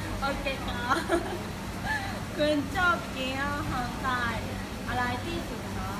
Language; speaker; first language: Thai; non-native, learner; Japanese